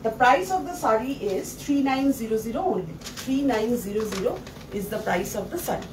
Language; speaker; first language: English; non-native, local second language; Bangla